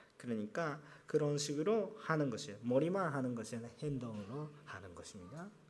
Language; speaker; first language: Korean; non-native, fluent; Japanese